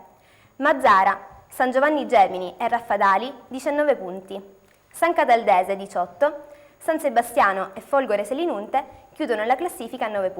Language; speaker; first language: Italian; native; Italian